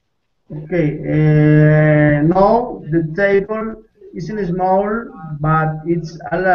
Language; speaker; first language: English; non-native, learner; Spanish